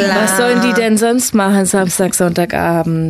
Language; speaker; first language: German; native; German